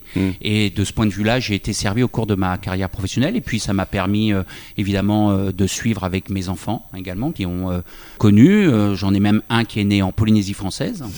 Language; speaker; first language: French; native; French